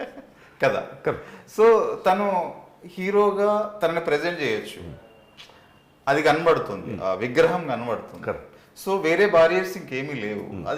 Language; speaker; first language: Telugu; native; Telugu